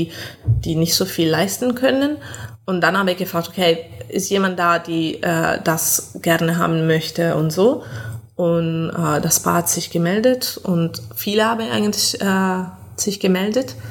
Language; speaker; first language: German; non-native, fluent; Italian